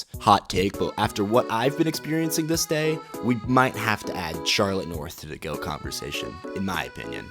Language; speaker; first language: English; native; English